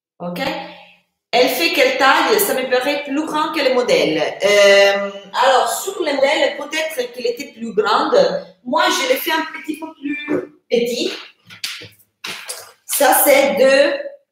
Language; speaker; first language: French; non-native, fluent; Italian